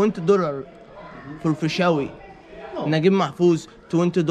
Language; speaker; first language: English; non-native, learner; Arabic